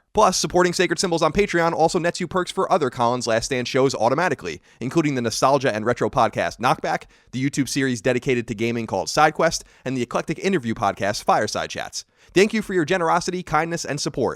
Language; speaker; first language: English; native; English